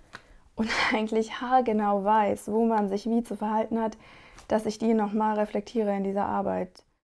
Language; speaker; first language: German; non-native, fluent; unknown